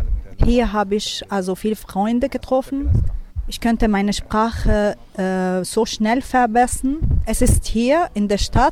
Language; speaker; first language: German; non-native, learner; Arabic